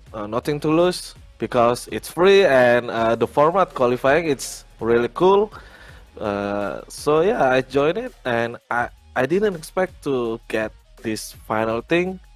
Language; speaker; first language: English; non-native, learner; Indonesian